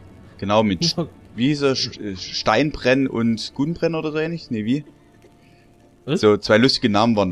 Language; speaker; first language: German; native; German